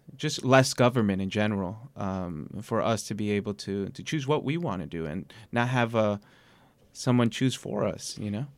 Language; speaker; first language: English; native; English